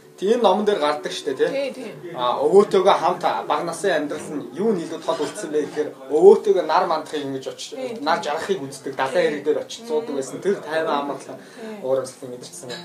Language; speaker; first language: Mongolian; native; Mongolian